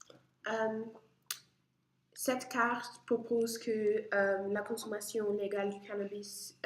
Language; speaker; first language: French; non-native, learner; English